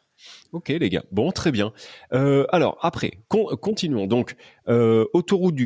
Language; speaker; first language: French; native; French